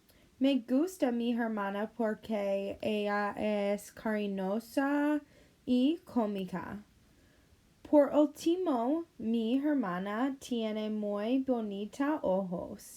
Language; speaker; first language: Spanish; non-native, learner; English